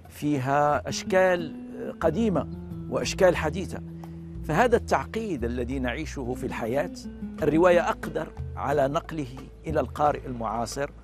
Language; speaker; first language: Arabic; native; Arabic